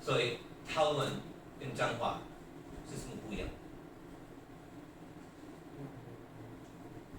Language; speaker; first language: Chinese; non-native, learner; English